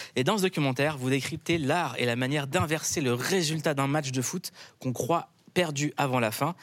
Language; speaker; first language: French; native; French